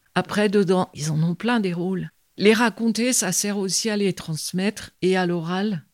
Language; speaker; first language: French; native; French